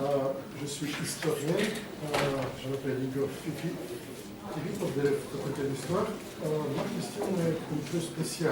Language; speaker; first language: French; non-native, fluent; Russian